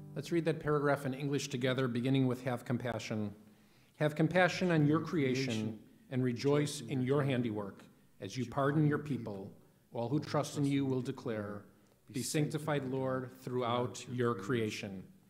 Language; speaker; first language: English; native; English